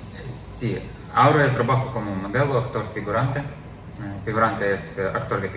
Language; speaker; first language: Spanish; non-native, learner; Ukrainian